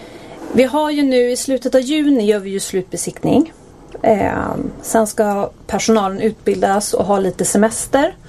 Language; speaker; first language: Swedish; native; Swedish